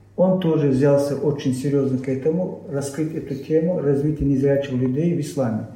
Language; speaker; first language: Russian; non-native, local second language; Chechen